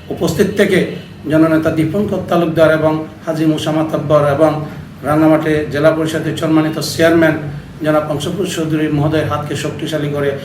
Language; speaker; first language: Bangla; non-native, local second language; Chakma